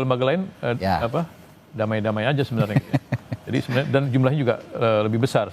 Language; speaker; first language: Indonesian; native; Indonesian